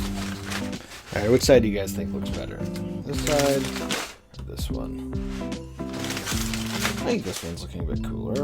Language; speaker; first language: English; native; English